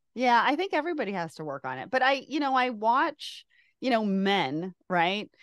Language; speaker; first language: English; native; English